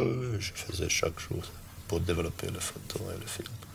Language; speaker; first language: French; non-native, fluent; Bosnian